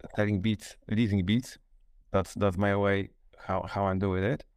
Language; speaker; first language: English; non-native, fluent; Polish